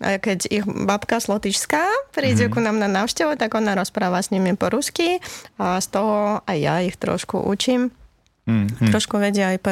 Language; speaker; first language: Slovak; non-native, fluent; Latvian